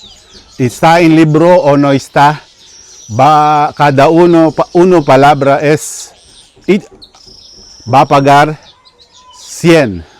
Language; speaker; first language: Spanish; non-native, learner; Filipino